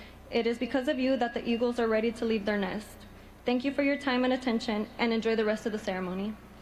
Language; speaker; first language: English; early bilingual, other home language; Spanish